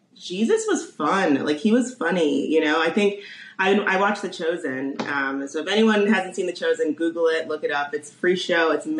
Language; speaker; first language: English; native; English